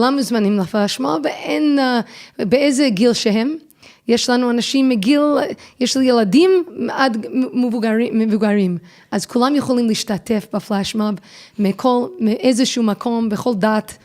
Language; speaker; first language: Hebrew; non-native, fluent; English